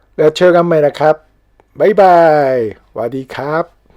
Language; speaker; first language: Thai; non-native, learner; Japanese